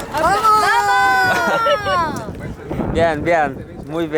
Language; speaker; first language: Spanish; non-native, learner; Polish